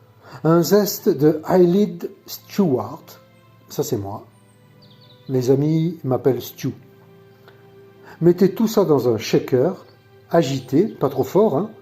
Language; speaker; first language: French; native; French